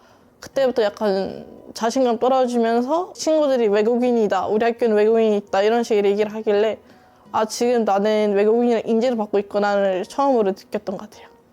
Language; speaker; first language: Korean; early bilingual, other home language; Uzbek